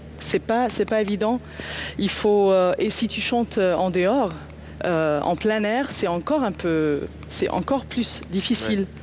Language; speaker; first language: French; non-native, fluent; Arabic